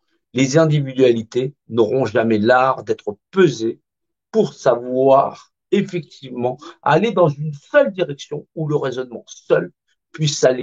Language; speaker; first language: French; native; French